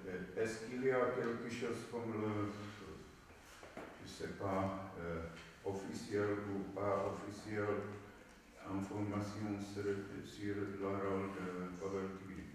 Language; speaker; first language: French; non-native, fluent; Czech